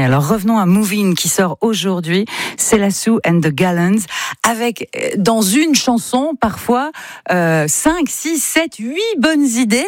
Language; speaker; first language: French; native; French